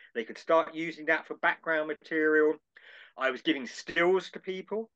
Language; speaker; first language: English; native; English